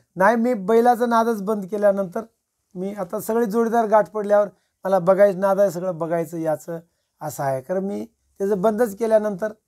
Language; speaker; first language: Marathi; non-native, local second language; Lambadi